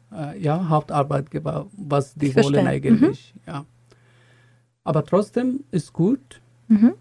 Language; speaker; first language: German; non-native, fluent; Bangla